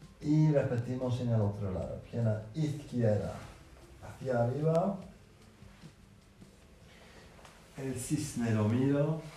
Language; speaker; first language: Spanish; non-native, fluent; English